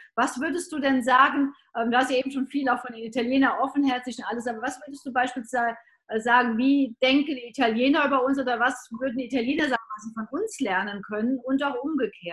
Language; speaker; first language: German; native; German